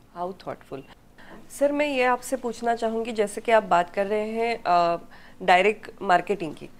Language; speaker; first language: Hindi; non-native, local second language; Marathi